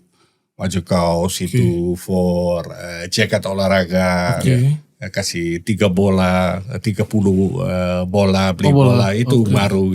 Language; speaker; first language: Indonesian; non-native, learner; Dutch